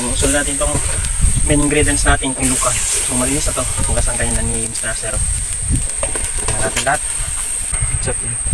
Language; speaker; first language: Filipino; non-native, local second language; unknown